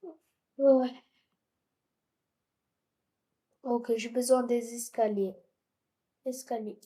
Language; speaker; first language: French; non-native, local second language; Arabic